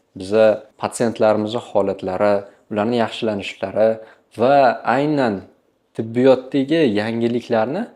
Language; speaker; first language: Uzbek; native; Uzbek